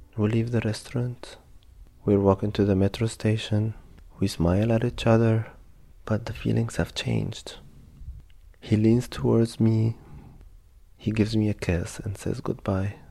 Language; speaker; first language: English; non-native, fluent; Arabic